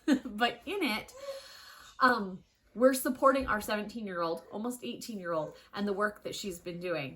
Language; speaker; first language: English; native; English